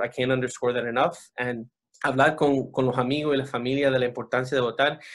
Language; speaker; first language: Spanish; early bilingual, other home language; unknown